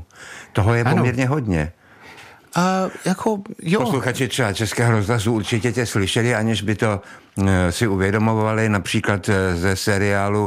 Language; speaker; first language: Czech; native; Czech